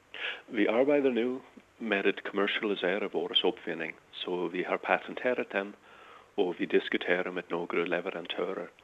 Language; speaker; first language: Danish; non-native, fluent; English